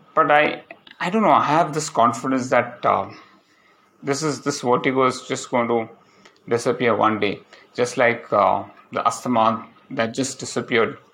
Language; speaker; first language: English; non-native, local second language; Malayalam